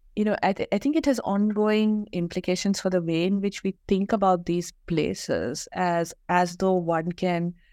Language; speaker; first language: English; non-native, local second language; Malayalam